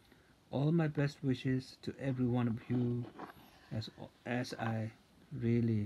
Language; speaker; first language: English; non-native, fluent; Tibetan